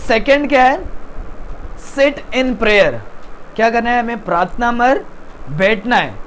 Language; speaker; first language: Hindi; non-native, local second language; Tamil